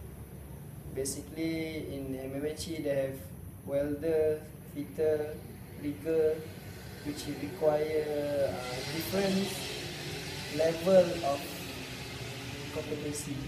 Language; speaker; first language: English; non-native, local second language; Malay